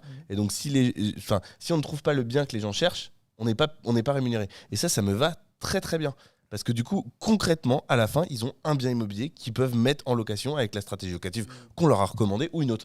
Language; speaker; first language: French; native; French